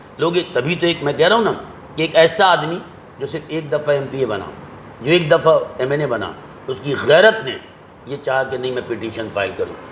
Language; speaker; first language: Urdu; native; Urdu